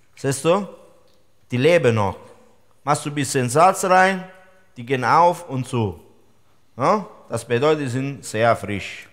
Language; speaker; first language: German; non-native, learner; Italian